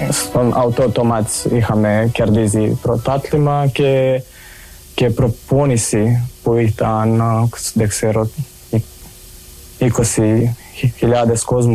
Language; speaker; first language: Greek; non-native, learner; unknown